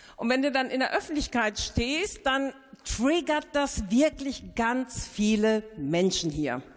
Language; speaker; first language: German; early bilingual, other home language; Turkish